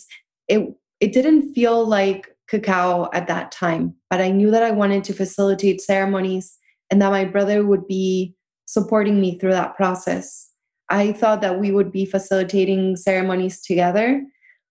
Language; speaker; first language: English; early bilingual, other home language; Spanish